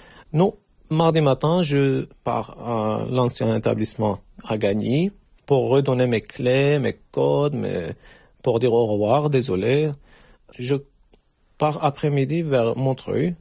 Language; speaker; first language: French; non-native, fluent; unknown